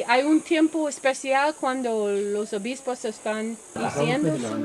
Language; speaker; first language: Spanish; non-native, learner; English